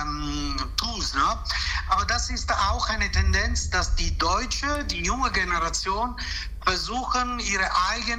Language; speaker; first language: German; non-native, fluent; Italian